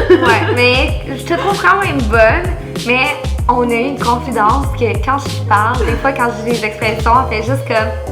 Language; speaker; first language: French; native; French